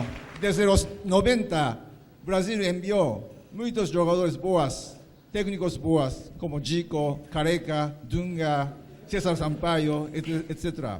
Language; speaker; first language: Portuguese; non-native, fluent; Japanese